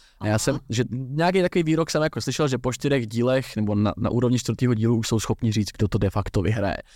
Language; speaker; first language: Czech; native; Czech